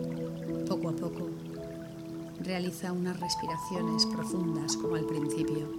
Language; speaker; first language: Spanish; native; Spanish